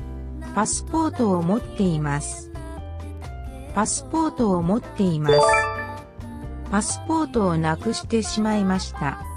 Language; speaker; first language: Japanese; non-native, learner; English